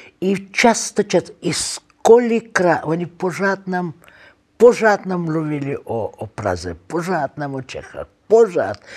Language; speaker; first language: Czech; non-native, learner; Russian